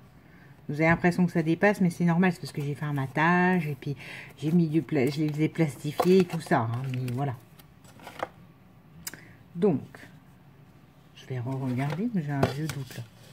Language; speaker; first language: French; native; French